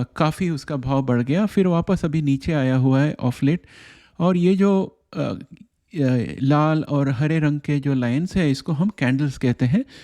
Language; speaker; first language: Hindi; native; Hindi